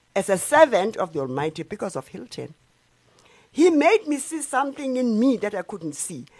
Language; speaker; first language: English; non-native, local second language; Xhosa